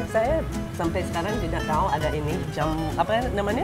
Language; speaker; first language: Indonesian; non-native, fluent; English